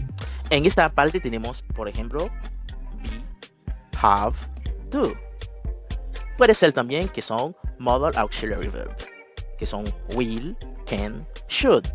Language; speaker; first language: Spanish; non-native, fluent; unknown